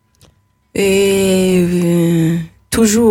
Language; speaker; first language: French; non-native, local second language; Rundi